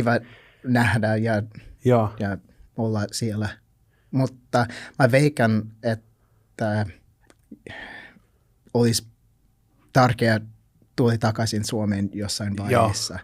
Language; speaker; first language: Finnish; non-native, learner; English